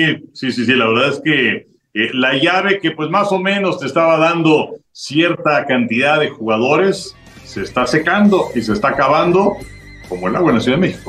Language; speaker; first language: Spanish; native; Spanish